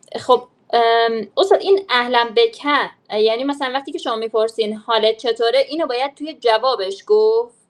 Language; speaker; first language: Persian; native; Persian